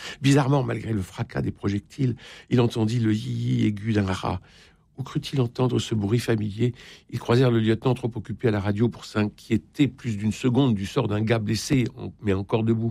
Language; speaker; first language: French; native; French